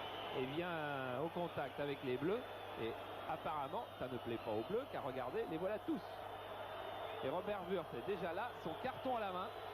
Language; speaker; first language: French; native; French